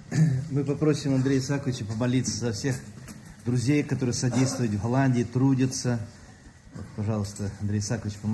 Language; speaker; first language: Russian; native; Russian